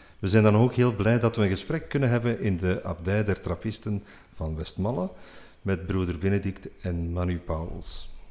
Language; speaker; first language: Dutch; native; Dutch